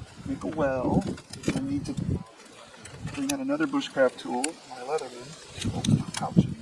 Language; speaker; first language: English; native; English